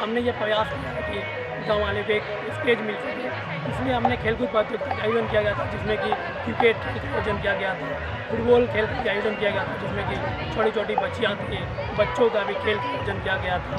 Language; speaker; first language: Hindi; native; Hindi